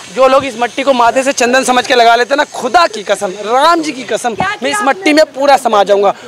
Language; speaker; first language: Hindi; native; Hindi